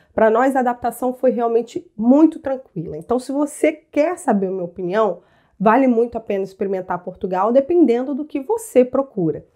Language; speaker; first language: Portuguese; native; Portuguese